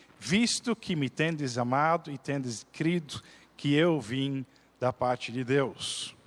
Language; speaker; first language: Portuguese; non-native, fluent; Dutch